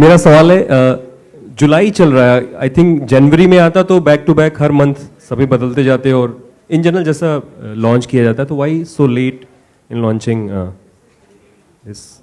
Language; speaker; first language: Hindi; native; Hindi